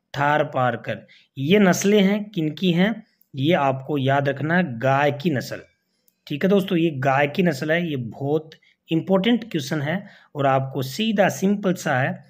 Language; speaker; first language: Hindi; native; Hindi